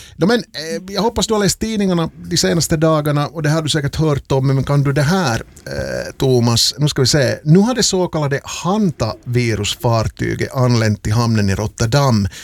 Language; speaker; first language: Swedish; native; Swedish